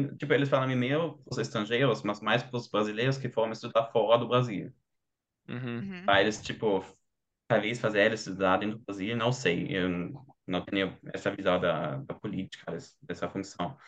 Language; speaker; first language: Portuguese; non-native, fluent; German